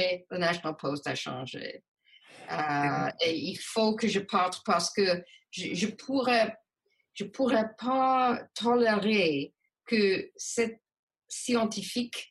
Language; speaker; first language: French; non-native, local second language; English